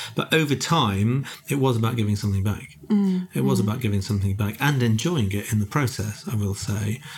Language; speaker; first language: English; native; English